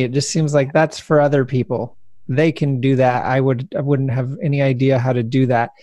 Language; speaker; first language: English; native; English